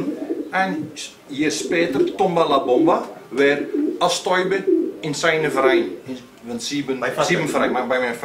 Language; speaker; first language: German; non-native, learner; Dutch